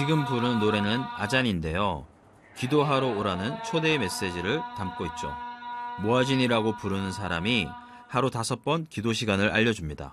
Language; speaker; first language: Korean; native; Korean